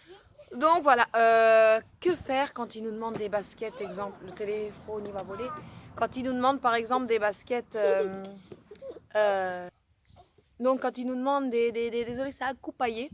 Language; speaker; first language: French; native; French